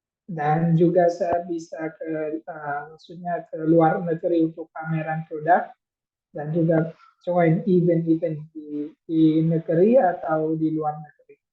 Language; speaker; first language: Indonesian; non-native, fluent; Thai